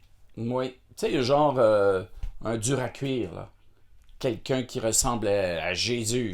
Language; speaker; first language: French; native; French